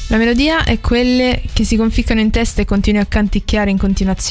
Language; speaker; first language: Italian; native; Italian